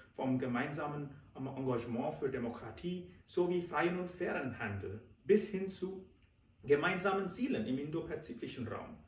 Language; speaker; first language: German; non-native, fluent; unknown